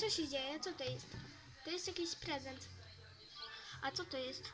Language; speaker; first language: Polish; early bilingual, heritage; Polish